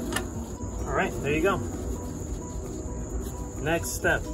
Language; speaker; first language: English; native; English